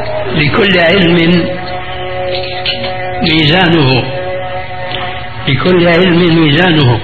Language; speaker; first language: Arabic; native; Arabic